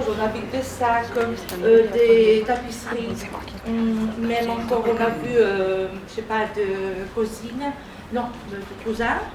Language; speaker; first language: French; non-native, learner; Spanish